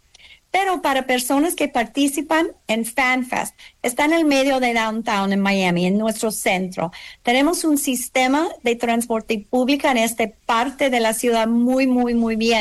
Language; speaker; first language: Spanish; non-native, learner; English